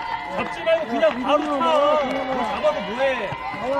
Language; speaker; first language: Korean; native; Korean